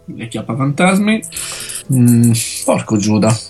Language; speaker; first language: Italian; native; Italian